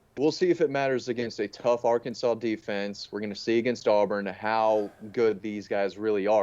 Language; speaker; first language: English; native; English